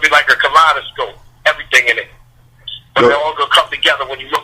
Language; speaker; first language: English; native; English